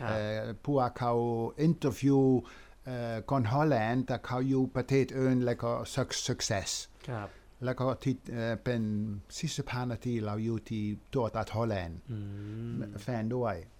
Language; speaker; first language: Thai; non-native, fluent; Dutch